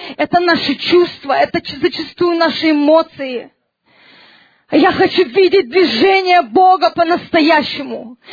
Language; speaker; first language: Russian; early bilingual, heritage; Russian